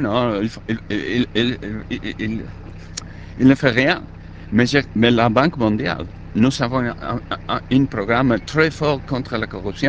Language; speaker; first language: French; non-native, learner; Spanish